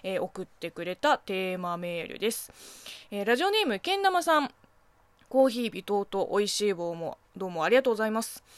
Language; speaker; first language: Japanese; non-native, fluent; Chinese